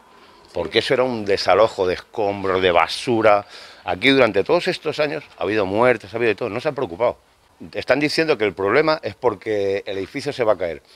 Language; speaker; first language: Spanish; native; Spanish